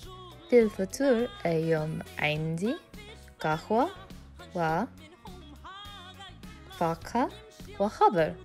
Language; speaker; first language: Arabic; non-native, learner; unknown